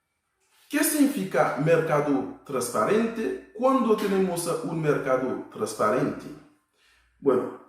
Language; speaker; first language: Spanish; non-native, fluent; Haitian Creole